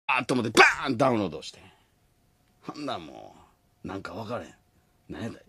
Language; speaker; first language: Japanese; native; Japanese